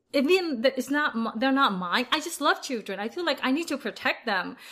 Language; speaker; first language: English; early bilingual, other home language; Vietnamese